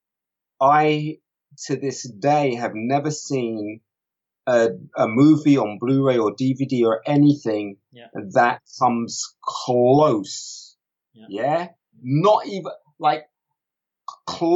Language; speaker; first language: English; native; English